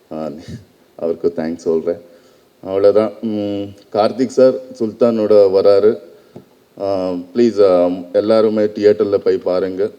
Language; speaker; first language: Tamil; non-native, learner; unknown